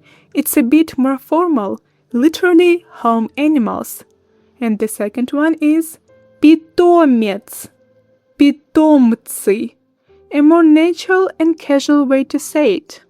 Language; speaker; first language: English; non-native, fluent; Russian